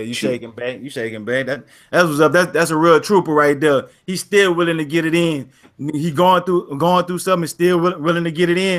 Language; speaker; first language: English; native; English